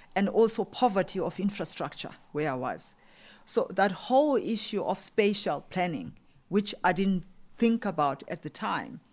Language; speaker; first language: English; non-native, local second language; Xhosa